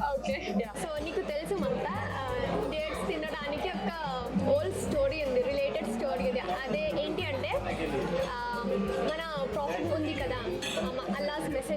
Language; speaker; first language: Telugu; non-native, learner; Hindi